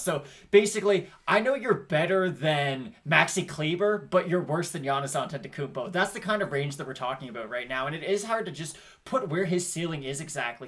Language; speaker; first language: English; native; English